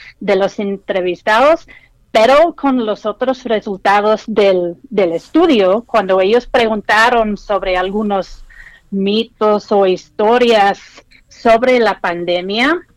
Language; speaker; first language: Spanish; non-native, fluent; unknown